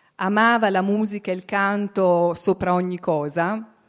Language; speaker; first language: Italian; native; Italian